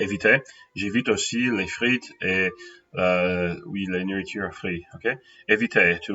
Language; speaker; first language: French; non-native, fluent; English